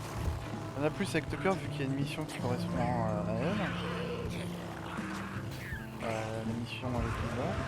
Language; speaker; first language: French; native; French